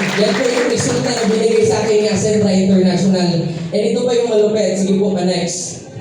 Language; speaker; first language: Filipino; non-native, local second language; Cebuano